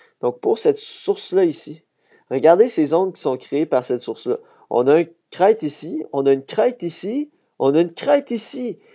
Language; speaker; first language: French; native; French